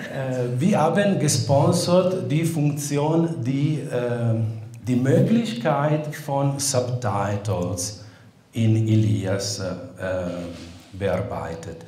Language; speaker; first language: German; non-native, fluent; Italian